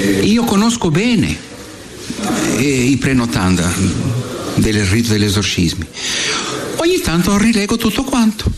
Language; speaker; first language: Italian; non-native, fluent; Portuguese